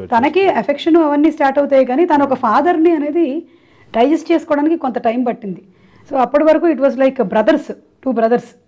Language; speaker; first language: Telugu; non-native, local second language; Malayalam